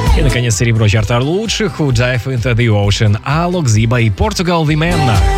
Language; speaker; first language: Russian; native; Russian